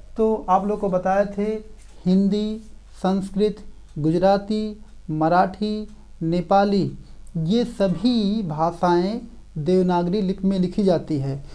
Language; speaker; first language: Hindi; native; Hindi